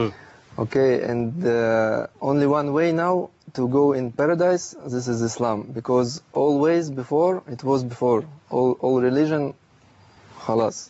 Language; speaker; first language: English; non-native, learner; Russian